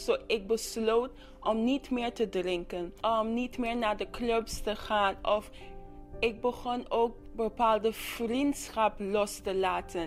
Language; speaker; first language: Dutch; non-native, local second language; English